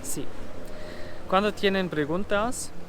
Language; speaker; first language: Spanish; non-native, learner; German